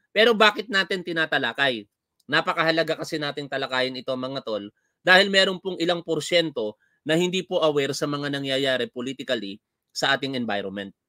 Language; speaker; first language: Filipino; native; Filipino